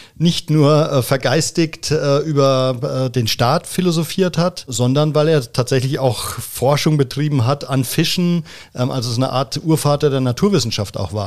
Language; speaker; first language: German; native; German